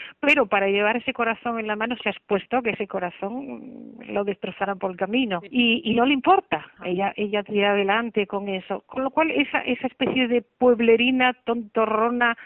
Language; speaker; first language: Spanish; native; Spanish